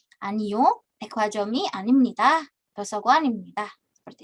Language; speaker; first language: Korean; non-native, fluent; Indonesian